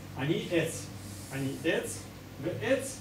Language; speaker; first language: Hebrew; non-native, learner; Russian